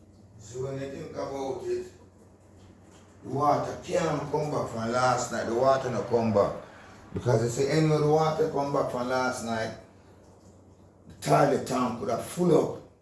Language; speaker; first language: English; non-native, local second language; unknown